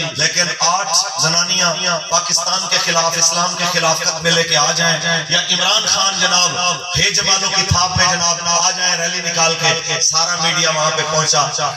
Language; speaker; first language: Urdu; non-native, local second language; Punjabi